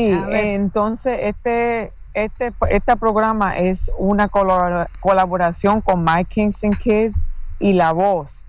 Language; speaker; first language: Spanish; non-native, fluent; English